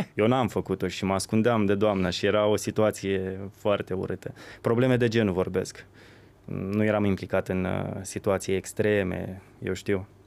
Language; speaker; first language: Romanian; native; Romanian